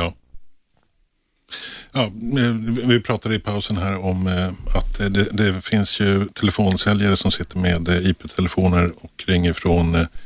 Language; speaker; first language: Swedish; native; Swedish